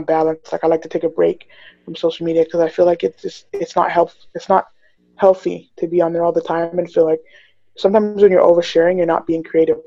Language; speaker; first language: English; native; English